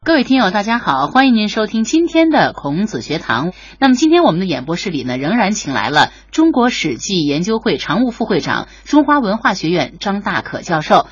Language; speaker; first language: Chinese; native; Chinese